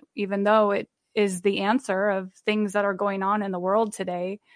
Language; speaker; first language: English; native; English